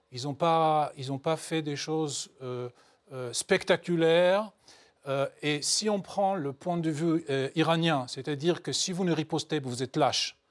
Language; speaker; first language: French; non-native, fluent; Hebrew